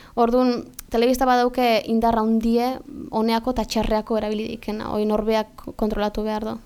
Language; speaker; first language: Basque; native; Basque